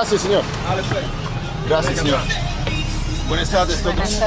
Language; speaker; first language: Spanish; non-native, learner; English